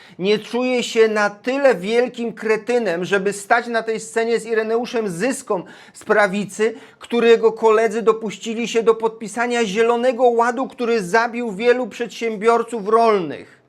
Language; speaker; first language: Polish; native; Polish